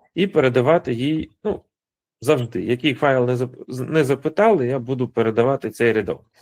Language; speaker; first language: Ukrainian; non-native, local second language; Russian